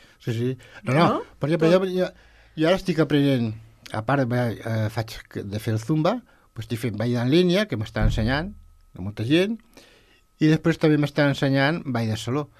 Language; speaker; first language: Catalan; non-native, local second language; Spanish